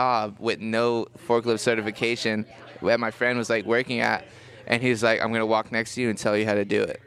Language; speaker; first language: English; native; English